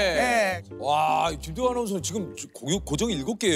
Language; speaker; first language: Korean; native; Korean